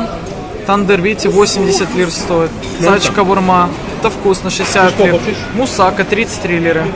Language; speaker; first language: Russian; native; Russian